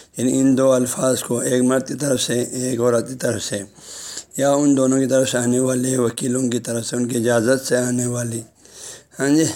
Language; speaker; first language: Urdu; non-native, local second language; Balti